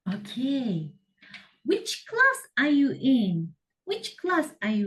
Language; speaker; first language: English; non-native, fluent; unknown